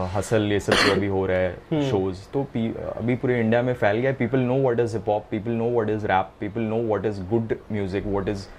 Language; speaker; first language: Hindi; native; Hindi